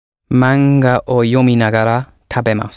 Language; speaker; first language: Japanese; non-native, learner; English